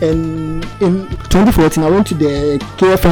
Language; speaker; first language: English; non-native, local second language; Akan